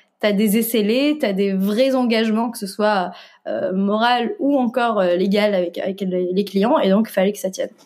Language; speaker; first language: French; non-native, local second language; Arabic